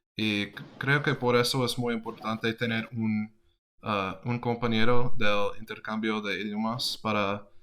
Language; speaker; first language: Spanish; non-native, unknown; English